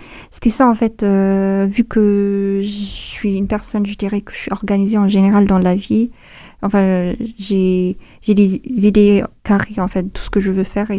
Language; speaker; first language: French; non-native, fluent; Amharic